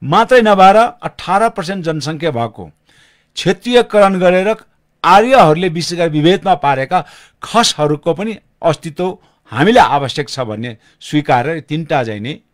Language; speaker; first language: Nepali; non-native, local second language; Sherpa